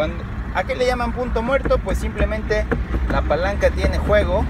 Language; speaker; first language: Spanish; native; Spanish